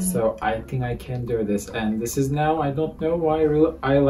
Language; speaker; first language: English; non-native, learner; Turkish